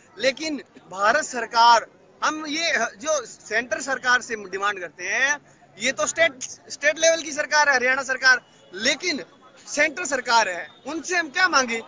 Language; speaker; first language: Hindi; native; Hindi